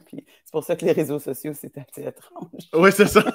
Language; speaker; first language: French; native; French